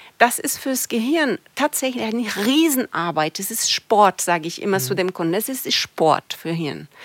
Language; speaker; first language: German; non-native, fluent; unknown